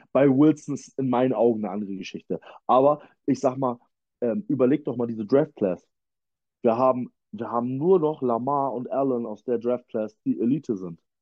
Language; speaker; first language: German; native; German